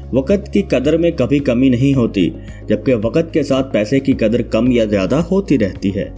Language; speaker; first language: Urdu; native; Urdu